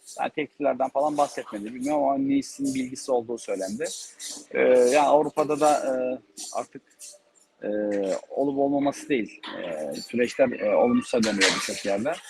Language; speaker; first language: Turkish; native; Turkish